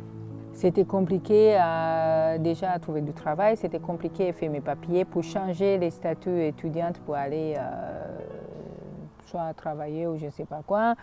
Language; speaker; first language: French; non-native, fluent; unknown